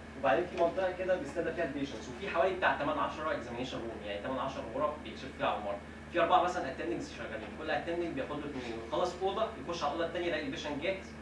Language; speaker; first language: Arabic; native; Arabic